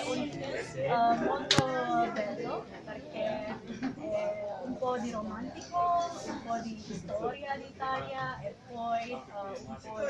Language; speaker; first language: Italian; non-native, learner; Indonesian